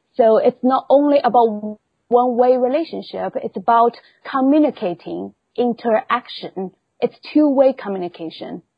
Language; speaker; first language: English; non-native, fluent; Chinese